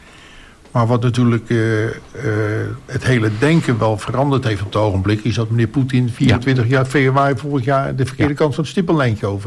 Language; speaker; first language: Dutch; native; Dutch